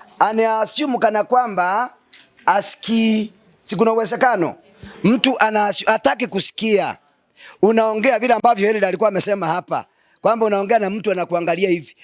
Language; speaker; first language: Swahili; non-native, local second language; Gusii